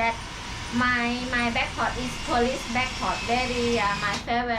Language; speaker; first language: English; non-native, learner; Thai